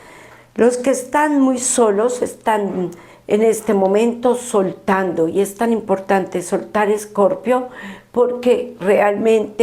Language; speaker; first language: Spanish; native; Spanish